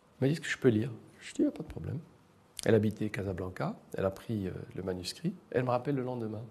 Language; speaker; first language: French; non-native, local second language; Arabic